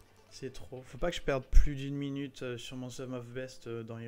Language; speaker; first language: French; native; French